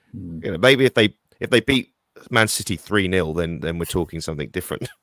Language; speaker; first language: English; native; English